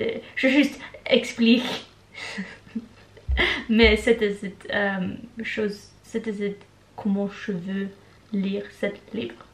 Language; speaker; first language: French; non-native, learner; Norwegian